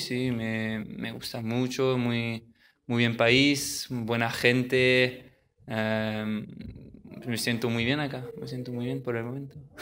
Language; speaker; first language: Spanish; early bilingual, heritage; French